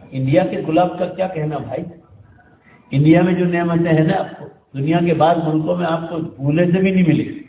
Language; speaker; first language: Urdu; non-native, local second language; Gujarati